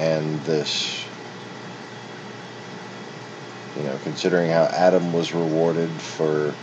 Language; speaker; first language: English; native; English